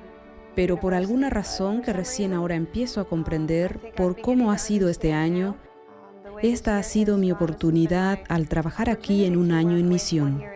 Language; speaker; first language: Spanish; non-native, fluent; English